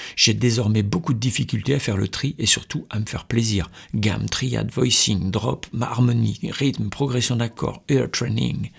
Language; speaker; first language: French; native; French